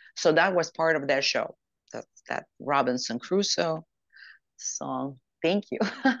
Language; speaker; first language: English; non-native, fluent; Ukrainian